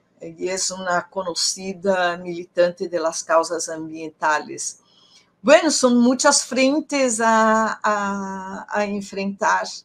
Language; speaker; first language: Spanish; non-native, fluent; Portuguese